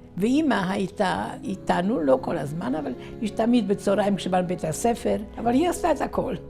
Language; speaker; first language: Hebrew; non-native, fluent; Yiddish